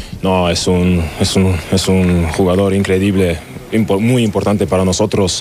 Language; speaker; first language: Spanish; non-native, learner; German